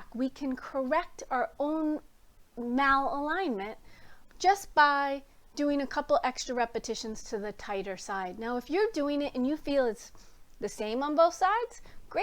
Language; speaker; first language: English; native; English